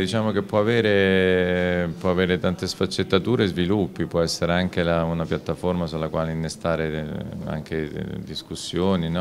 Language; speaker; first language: Italian; native; Italian